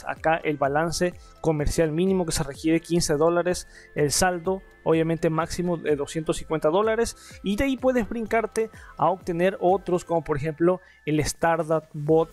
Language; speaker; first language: Spanish; native; Spanish